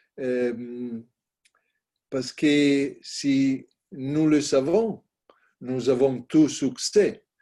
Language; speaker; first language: French; non-native, learner; Italian